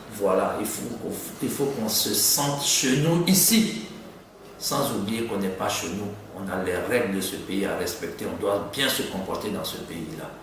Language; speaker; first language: French; native; French